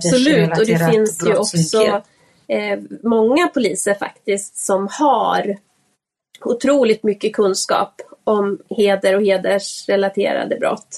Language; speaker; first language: Swedish; native; Swedish